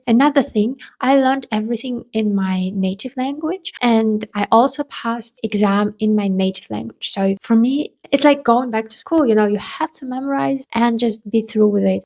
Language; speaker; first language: English; non-native, fluent; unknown